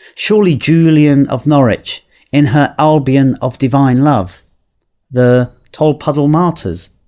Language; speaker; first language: English; native; English